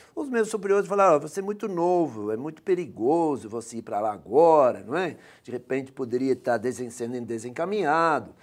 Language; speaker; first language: Portuguese; non-native, fluent; Dutch